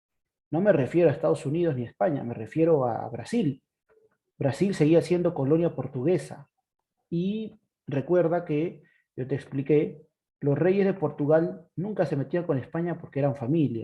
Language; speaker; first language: Spanish; native; Spanish